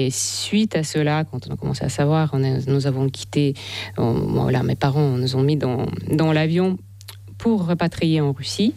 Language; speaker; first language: French; non-native, fluent; Russian